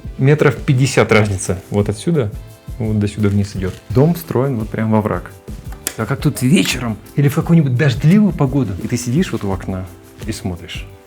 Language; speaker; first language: Russian; native; Russian